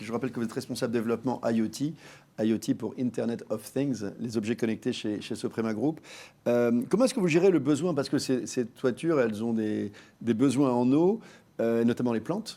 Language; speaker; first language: French; native; French